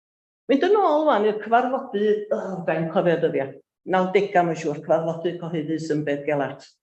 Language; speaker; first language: Welsh; native; Welsh